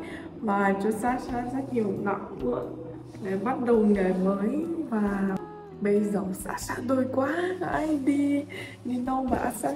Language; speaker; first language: Vietnamese; non-native, learner; Russian